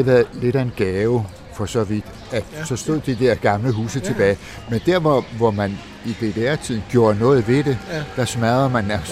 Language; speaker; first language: Danish; native; Danish